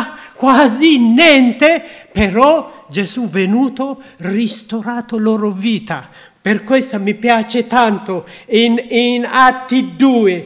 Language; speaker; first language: Italian; non-native, learner; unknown